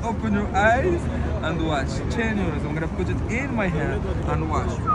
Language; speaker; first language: English; non-native, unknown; Arabic